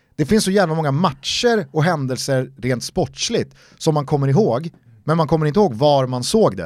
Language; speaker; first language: Swedish; native; Swedish